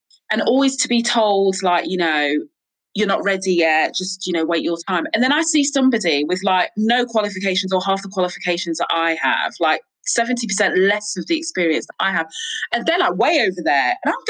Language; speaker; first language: English; native; English